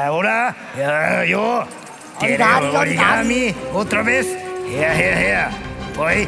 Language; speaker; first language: Spanish; non-native, learner; Japanese